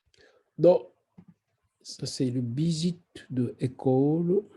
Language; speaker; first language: French; non-native, fluent; Japanese